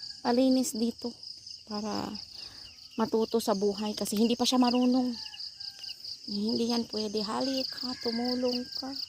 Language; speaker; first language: Filipino; non-native, local second language; Cebuano